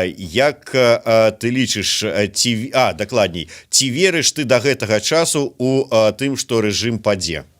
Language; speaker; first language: Belarusian; native; Belarusian